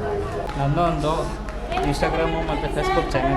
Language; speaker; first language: Kannada; native; Kannada